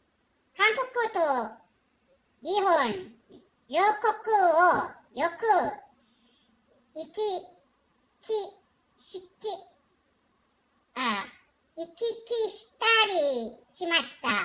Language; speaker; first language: Japanese; non-native, learner; Korean